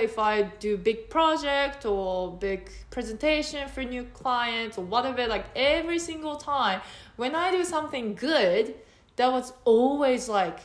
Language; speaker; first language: English; non-native, fluent; Japanese